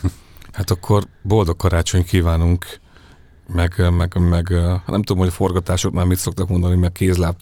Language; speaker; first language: Hungarian; native; Hungarian